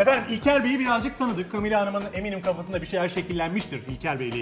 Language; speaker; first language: Turkish; native; Turkish